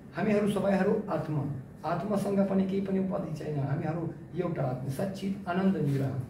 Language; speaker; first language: Nepali; non-native, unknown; Russian